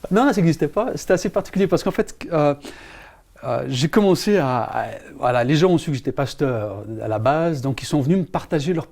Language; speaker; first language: French; native; French